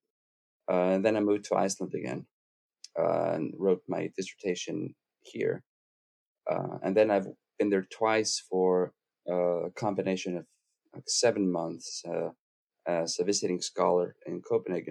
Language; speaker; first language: English; non-native, fluent; Icelandic